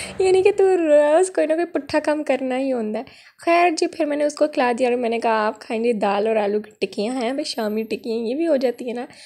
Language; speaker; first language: Urdu; non-native, local second language; Punjabi